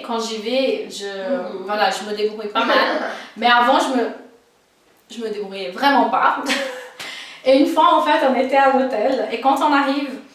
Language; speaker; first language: French; non-native, fluent; Portuguese